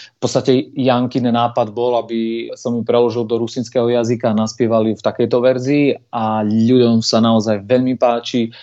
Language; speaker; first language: Slovak; non-native, local second language; Rusyn